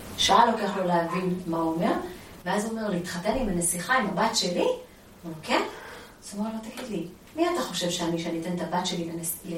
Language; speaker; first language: Hebrew; early bilingual, other home language; Amharic